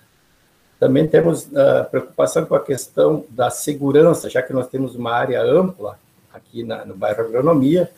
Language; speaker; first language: Portuguese; native; Portuguese